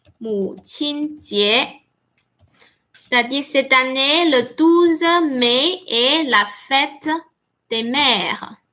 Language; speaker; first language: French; non-native, fluent; Chinese